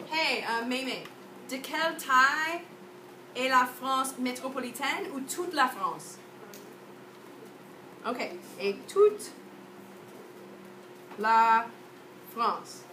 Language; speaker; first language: French; non-native, fluent; English